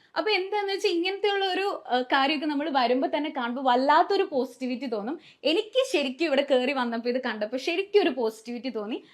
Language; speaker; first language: Malayalam; native; Malayalam